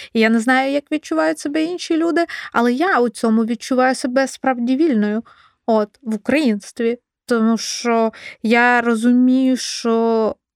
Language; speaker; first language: Ukrainian; non-native, local second language; Russian